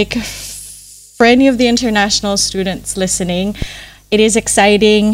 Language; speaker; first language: English; non-native, local second language; Filipino